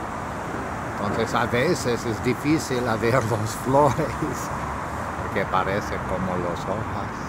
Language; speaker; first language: Spanish; non-native, learner; English